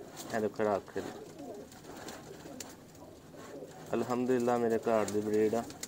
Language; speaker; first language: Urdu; non-native, local second language; Punjabi